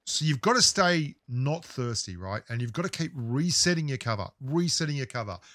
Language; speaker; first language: English; native; English